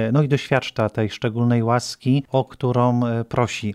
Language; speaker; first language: Polish; native; Polish